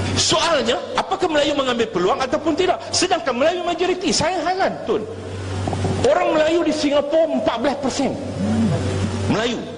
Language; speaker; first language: Malay; native; Malay